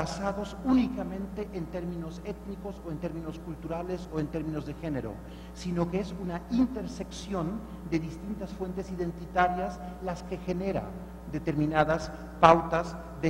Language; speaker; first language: Spanish; non-native, fluent; German